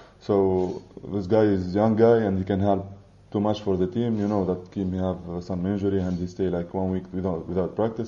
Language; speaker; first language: English; non-native, fluent; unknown